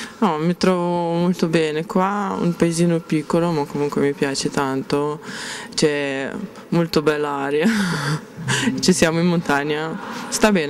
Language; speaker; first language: Italian; non-native, fluent; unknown